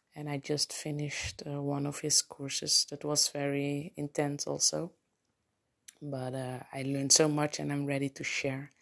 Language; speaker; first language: English; non-native, fluent; Papiamento